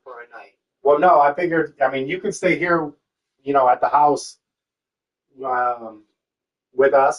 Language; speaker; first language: English; native; English